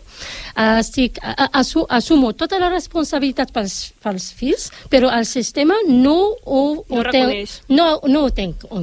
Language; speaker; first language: Catalan; non-native, fluent; Arabic